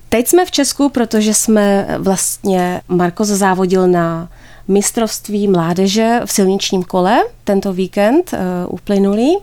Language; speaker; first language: Czech; native; Czech